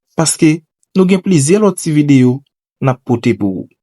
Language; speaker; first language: Haitian Creole; native; Haitian Creole